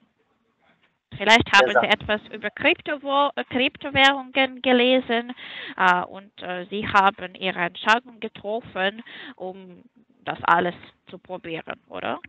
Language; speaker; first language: German; non-native, fluent; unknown